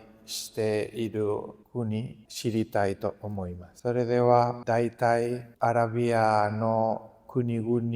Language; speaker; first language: Japanese; non-native, learner; Spanish